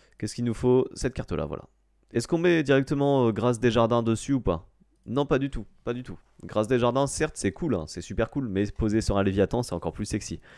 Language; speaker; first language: French; native; French